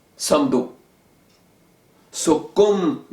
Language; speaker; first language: Swedish; non-native, learner; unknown